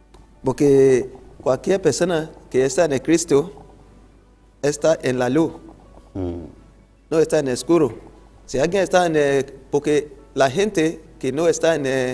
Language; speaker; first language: Spanish; non-native, learner; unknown